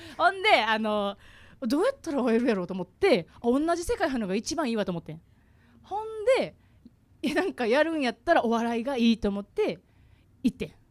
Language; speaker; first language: Japanese; native; Japanese